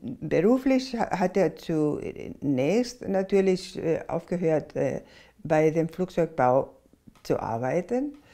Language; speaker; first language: German; non-native, fluent; Spanish